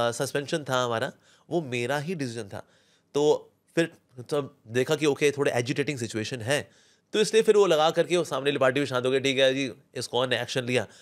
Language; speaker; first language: Hindi; native; Hindi